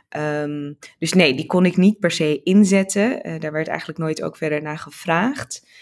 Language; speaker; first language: Dutch; early bilingual, other home language; Tigrinya